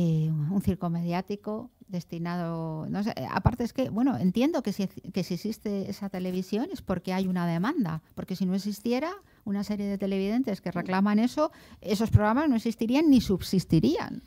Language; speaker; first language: Spanish; native; Spanish